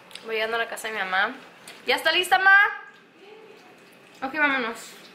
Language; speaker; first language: Spanish; early bilingual, heritage; Spanish